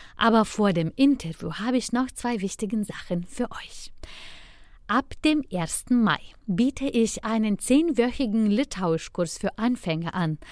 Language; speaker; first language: German; non-native, fluent; Lithuanian